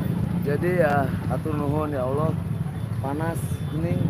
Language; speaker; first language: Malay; non-native, local second language; Sundanese